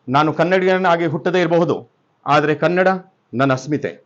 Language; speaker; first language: Kannada; non-native, local second language; Hindi